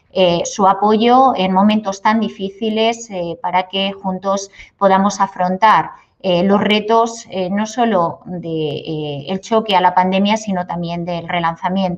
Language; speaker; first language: Spanish; native; Spanish